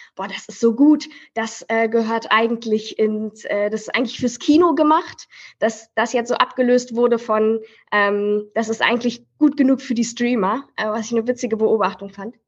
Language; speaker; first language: German; native; German